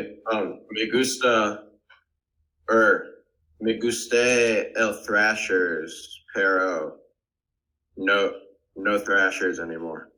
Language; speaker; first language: Spanish; non-native, learner; English